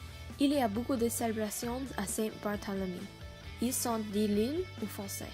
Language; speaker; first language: French; non-native, learner; English